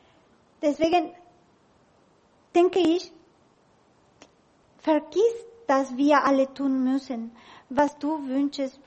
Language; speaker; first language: German; non-native, learner; Spanish